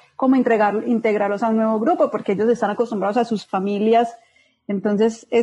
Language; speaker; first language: Spanish; native; Spanish